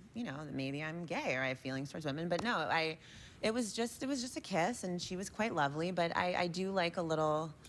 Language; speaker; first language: English; native; English